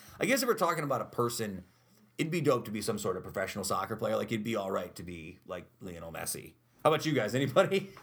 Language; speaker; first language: English; native; English